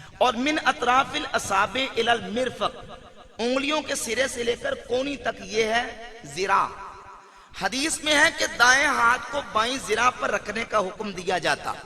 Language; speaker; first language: Urdu; non-native, local second language; Punjabi